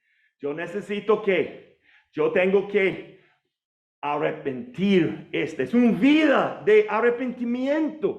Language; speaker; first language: Spanish; non-native, fluent; English